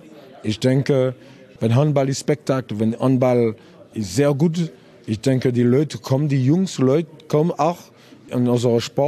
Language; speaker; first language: German; non-native, learner; French